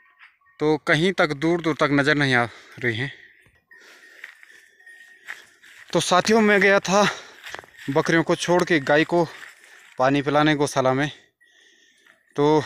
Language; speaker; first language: Hindi; native; Hindi